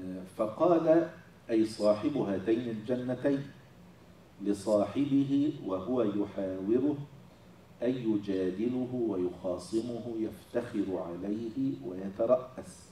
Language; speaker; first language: Arabic; native; Arabic